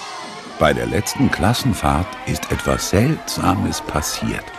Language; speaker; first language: German; native; German